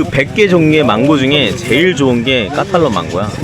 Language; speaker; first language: Korean; native; Korean